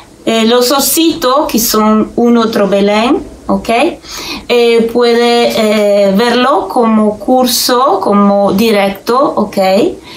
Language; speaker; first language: Spanish; non-native, learner; Italian